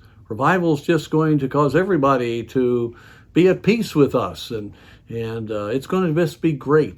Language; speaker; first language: English; native; English